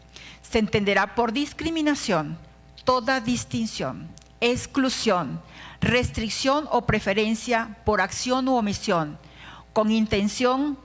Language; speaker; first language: Spanish; native; Spanish